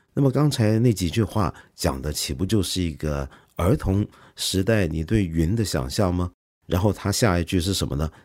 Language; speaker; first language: Chinese; non-native, local second language; Cantonese